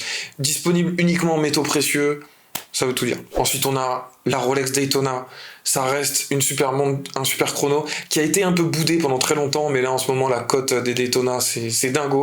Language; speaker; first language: French; native; French